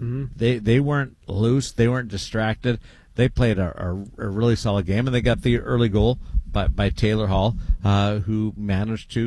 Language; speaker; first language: English; native; English